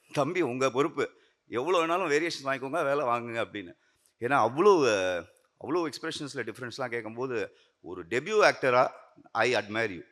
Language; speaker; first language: Tamil; native; Tamil